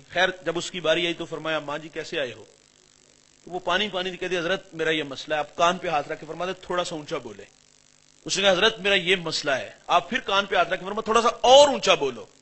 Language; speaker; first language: Urdu; non-native, local second language; Punjabi